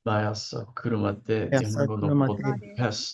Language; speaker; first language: Japanese; non-native, learner; English